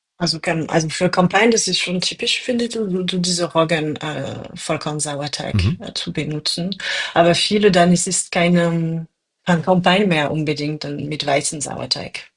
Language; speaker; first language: German; non-native, fluent; French